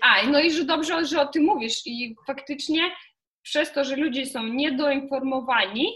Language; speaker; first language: Polish; non-native, fluent; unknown